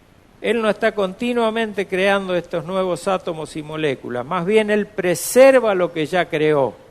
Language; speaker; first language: Spanish; native; Spanish